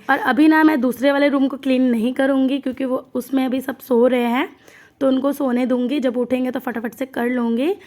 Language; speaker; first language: Hindi; non-native, local second language; Bangla